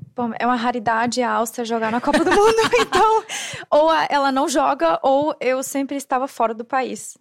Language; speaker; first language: Portuguese; non-native, fluent; German